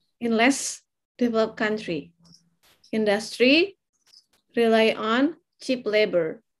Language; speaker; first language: English; non-native, fluent; Indonesian